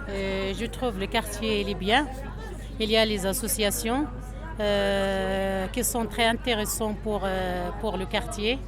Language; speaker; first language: French; non-native, learner; Arabic